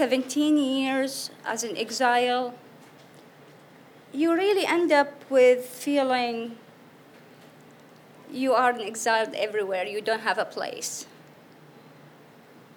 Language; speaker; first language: English; non-native, fluent; Arabic